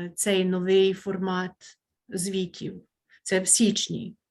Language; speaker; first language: Ukrainian; early bilingual, heritage; Ukrainian